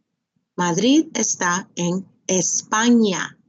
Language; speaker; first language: Spanish; non-native, fluent; English